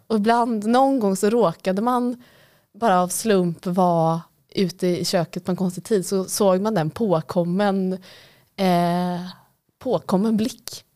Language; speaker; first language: Swedish; native; Swedish